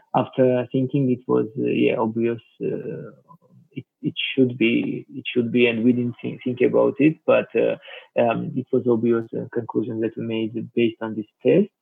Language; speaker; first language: English; non-native, fluent; Georgian